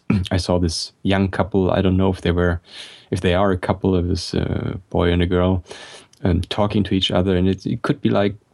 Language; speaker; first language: English; non-native, fluent; German